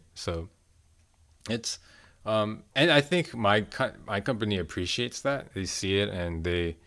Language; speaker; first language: English; early bilingual, other home language; Korean